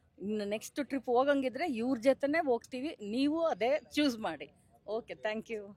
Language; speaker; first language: Kannada; native; Kannada